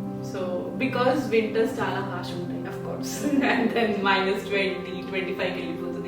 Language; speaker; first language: Telugu; non-native, local second language; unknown